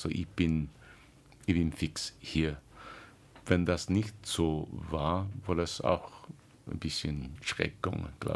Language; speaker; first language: German; non-native, learner; English